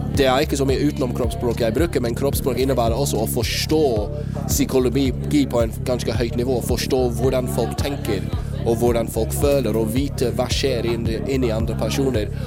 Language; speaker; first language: Norwegian; non-native, fluent; English